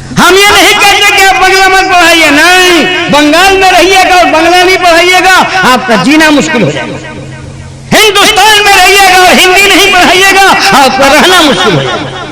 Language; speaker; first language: Hindi; non-native, local second language; Bhojpuri